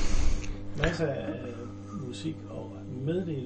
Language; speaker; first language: Danish; native; Danish